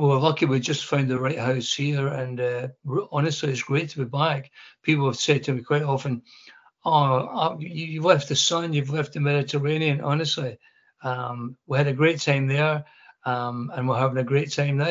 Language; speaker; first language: English; native; English